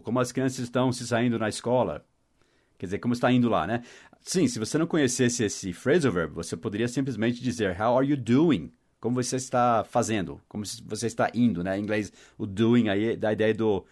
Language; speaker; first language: Portuguese; non-native, fluent; English